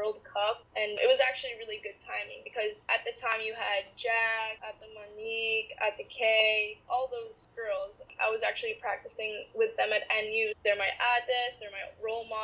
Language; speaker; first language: English; native; English